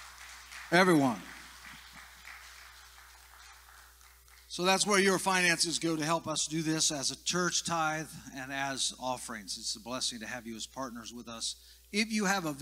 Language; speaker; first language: English; native; English